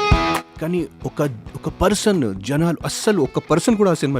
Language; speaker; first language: Telugu; non-native, fluent; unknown